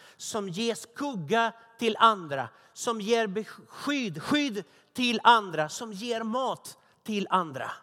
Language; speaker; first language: Swedish; non-native, fluent; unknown